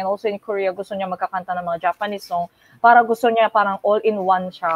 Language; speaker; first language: Filipino; non-native, fluent; Korean